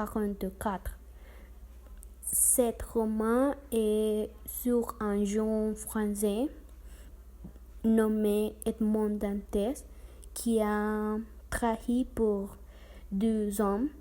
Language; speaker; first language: French; non-native, learner; Spanish